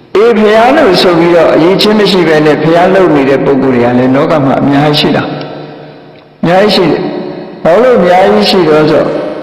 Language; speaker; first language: Burmese; native; Burmese